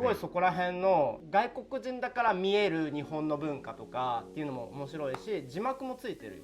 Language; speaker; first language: Japanese; native; Japanese